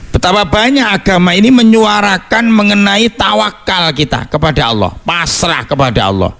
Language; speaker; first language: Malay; non-native, local second language; Javanese